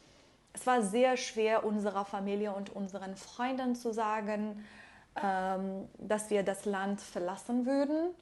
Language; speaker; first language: German; non-native, fluent; Persian